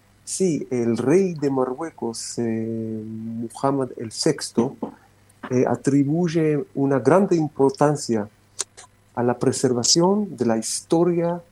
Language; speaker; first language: Spanish; non-native, fluent; Romanian